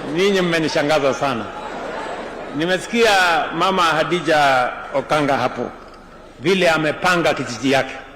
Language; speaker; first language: Swahili; non-native, local second language; Kalenjin